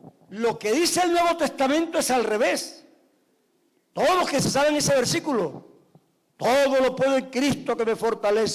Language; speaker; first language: Spanish; native; Spanish